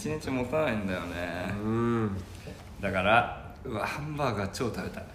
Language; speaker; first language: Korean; non-native, learner; Japanese